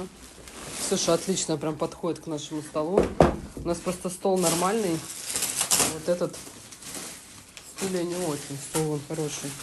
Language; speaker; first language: Russian; native; Russian